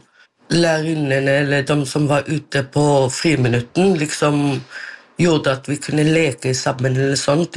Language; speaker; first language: Norwegian; non-native, local second language; Romany